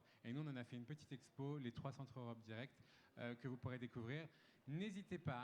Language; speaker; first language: French; native; French